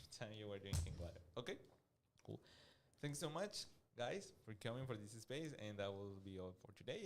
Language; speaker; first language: English; non-native, fluent; Spanish